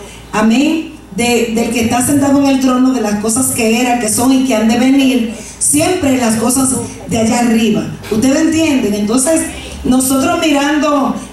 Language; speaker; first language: Spanish; native; Spanish